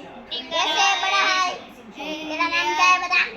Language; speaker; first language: Hindi; native; Hindi